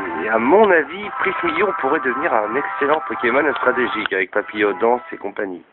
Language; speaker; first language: French; native; French